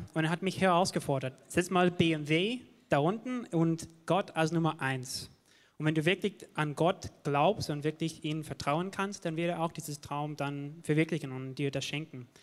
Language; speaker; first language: German; non-native, fluent; English